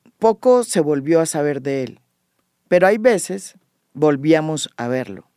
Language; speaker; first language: Spanish; native; Spanish